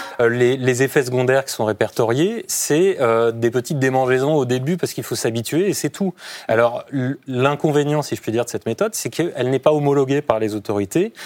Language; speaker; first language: French; native; French